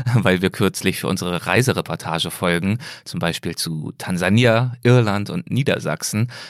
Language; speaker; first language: German; native; German